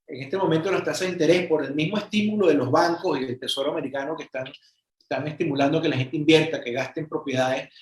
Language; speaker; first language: Spanish; native; Spanish